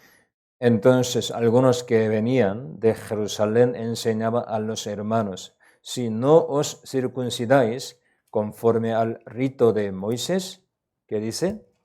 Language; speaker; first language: Spanish; non-native, learner; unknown